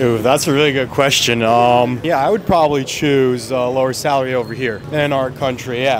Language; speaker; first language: English; non-native, fluent; Macedonian